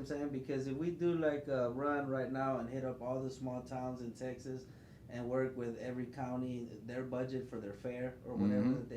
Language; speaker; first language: English; native; English